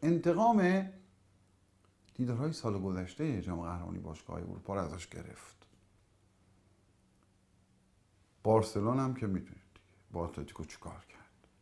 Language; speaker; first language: Persian; native; Persian